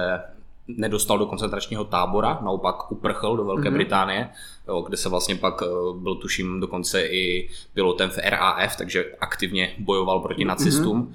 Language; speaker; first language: Czech; native; Czech